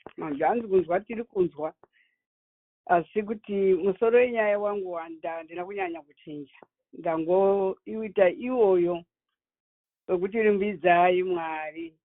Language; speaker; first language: Shona; non-native, local second language; North Ndebele